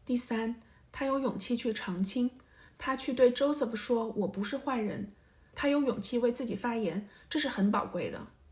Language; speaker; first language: Chinese; native; Chinese